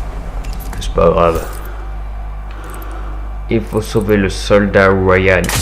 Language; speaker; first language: French; native; French